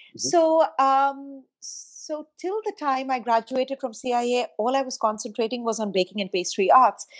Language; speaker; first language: English; non-native, local second language; Hindi